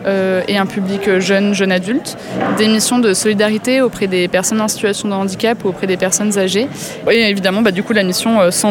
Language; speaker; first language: French; native; French